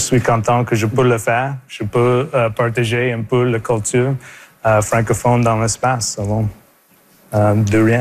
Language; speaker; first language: French; non-native, local second language; English